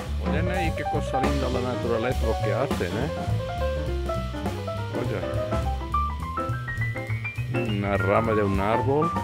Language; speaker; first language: Spanish; non-native, fluent; Portuguese